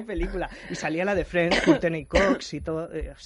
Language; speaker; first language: Spanish; native; Spanish